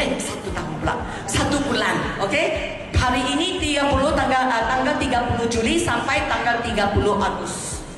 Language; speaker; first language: Malay; non-native, local second language; Chinese